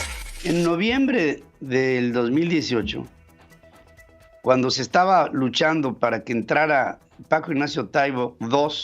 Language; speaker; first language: Spanish; native; Spanish